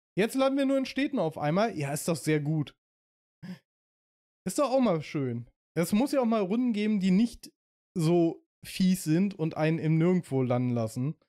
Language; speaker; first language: German; native; German